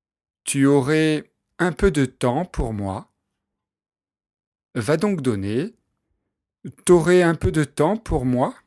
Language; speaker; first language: French; native; French